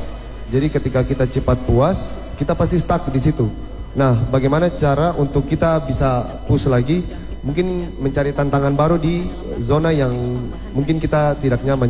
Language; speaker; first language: Indonesian; native; Indonesian